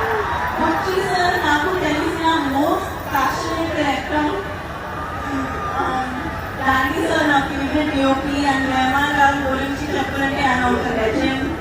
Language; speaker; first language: Telugu; non-native, learner; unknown